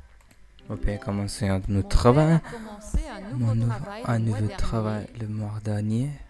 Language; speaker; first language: French; non-native, learner; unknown